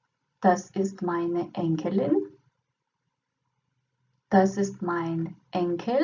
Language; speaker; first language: German; non-native, fluent; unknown